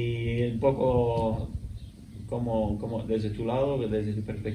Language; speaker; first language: Spanish; non-native, fluent; English